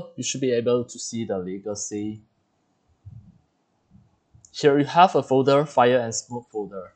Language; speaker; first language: English; non-native, fluent; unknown